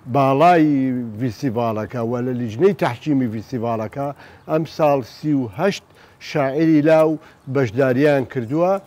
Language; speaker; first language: Central Kurdish; native; Central Kurdish